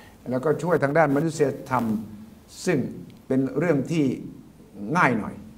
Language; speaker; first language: Thai; native; Thai